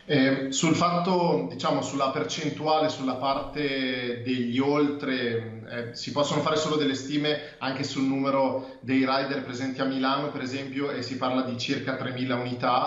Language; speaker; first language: Italian; native; Italian